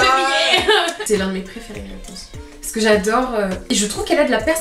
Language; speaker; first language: French; native; French